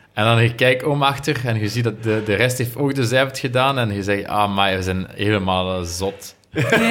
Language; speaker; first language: Dutch; non-native, local second language; French